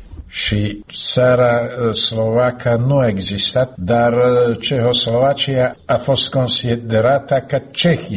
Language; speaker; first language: Romanian; non-native, learner; Slovak